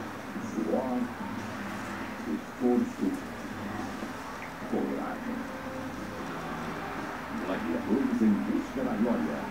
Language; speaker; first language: Portuguese; native; Portuguese